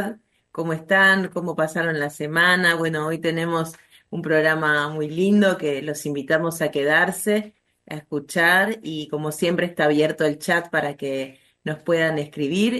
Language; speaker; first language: Spanish; native; Spanish